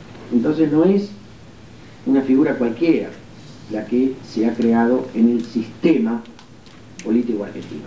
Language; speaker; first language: Spanish; native; Spanish